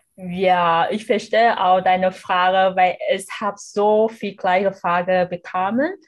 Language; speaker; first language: German; non-native, learner; Vietnamese